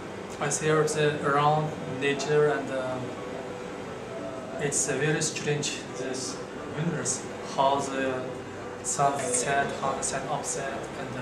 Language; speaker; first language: English; non-native, learner; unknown